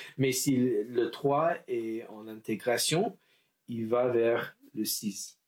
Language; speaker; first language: French; non-native, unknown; English